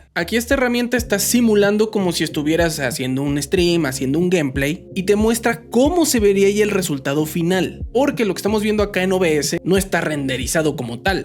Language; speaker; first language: Spanish; native; Spanish